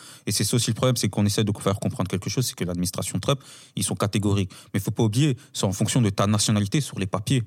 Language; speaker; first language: French; native; French